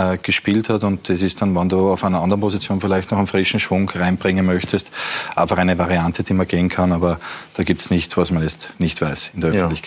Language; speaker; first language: German; native; German